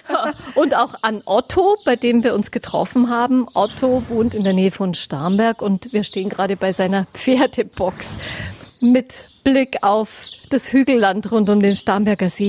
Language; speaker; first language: German; native; German